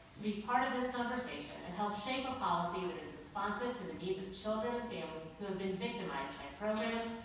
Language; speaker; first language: English; native; English